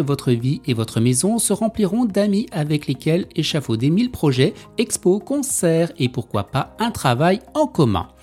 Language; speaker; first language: French; native; French